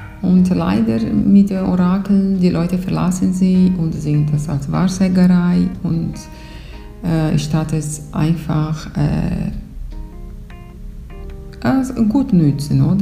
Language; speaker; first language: German; non-native, fluent; Portuguese